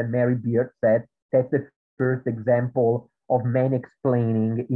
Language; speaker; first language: English; non-native, fluent; Italian